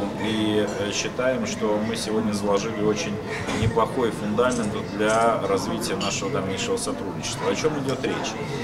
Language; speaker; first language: Russian; native; Russian